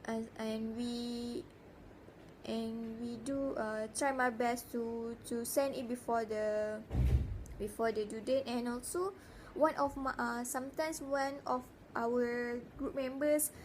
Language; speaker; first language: English; non-native, learner; Malay